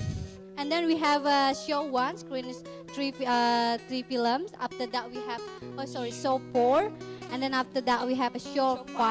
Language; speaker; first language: English; non-native, fluent; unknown